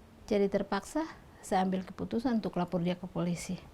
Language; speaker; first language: Indonesian; non-native, local second language; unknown